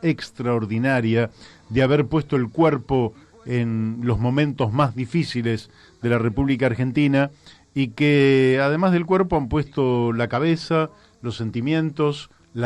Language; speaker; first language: Spanish; native; Spanish